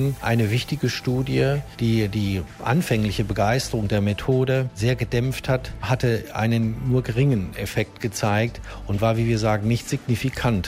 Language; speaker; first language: German; native; German